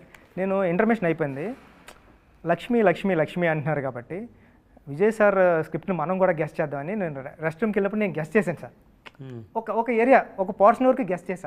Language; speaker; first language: Telugu; native; Telugu